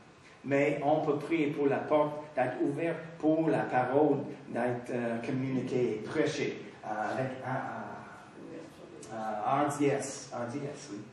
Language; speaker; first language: French; non-native, fluent; English